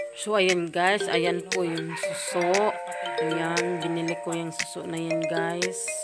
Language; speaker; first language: Filipino; non-native, local second language; Cebuano